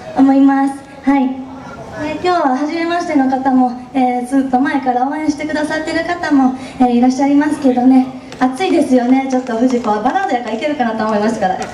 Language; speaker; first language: Japanese; native; Japanese